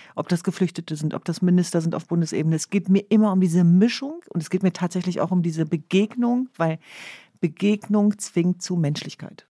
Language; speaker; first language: German; early bilingual, other home language; Kurdish